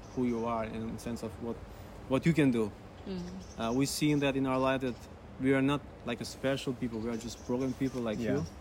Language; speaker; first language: English; non-native, fluent; Albanian